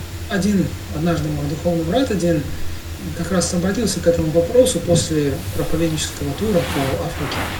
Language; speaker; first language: Russian; native; Russian